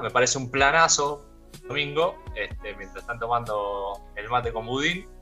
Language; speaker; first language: Spanish; native; Spanish